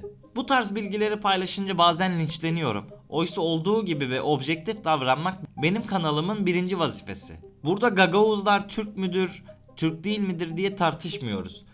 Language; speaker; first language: Turkish; native; Turkish